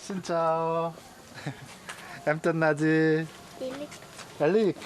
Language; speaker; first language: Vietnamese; non-native, learner; Korean